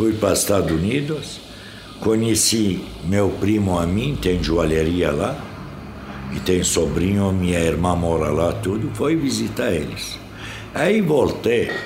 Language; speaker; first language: Portuguese; non-native, fluent; Arabic